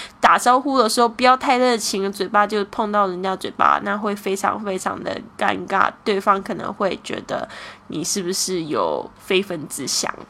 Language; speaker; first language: Chinese; native; Chinese